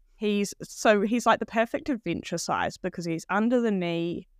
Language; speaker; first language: English; native; English